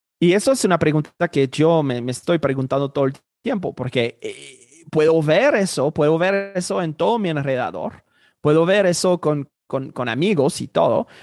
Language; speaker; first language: Spanish; non-native, fluent; Haitian Creole